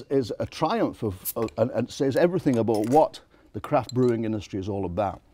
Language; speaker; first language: English; native; English